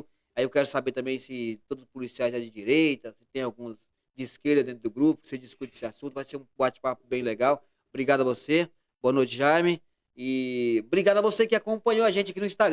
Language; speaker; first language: Portuguese; native; Portuguese